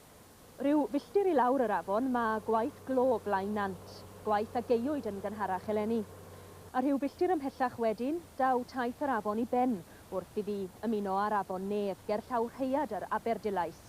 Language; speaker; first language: Welsh; native; Welsh